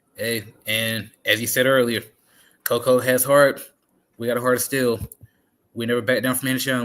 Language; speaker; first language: English; native; English